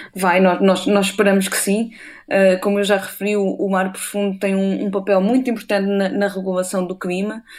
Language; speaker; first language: Portuguese; native; Portuguese